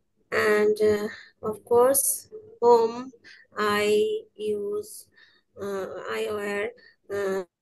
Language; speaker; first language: English; non-native, learner; Bangla